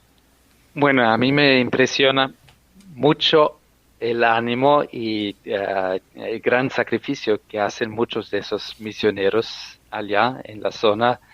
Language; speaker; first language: Spanish; non-native, fluent; German